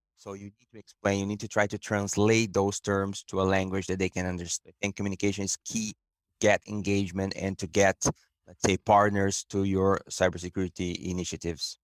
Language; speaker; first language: English; non-native, fluent; Portuguese